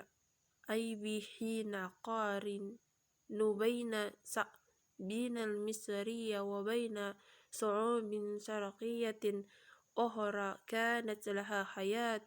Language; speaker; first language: Arabic; non-native, learner; Indonesian